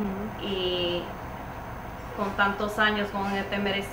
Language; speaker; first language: Spanish; early bilingual, heritage; Spanish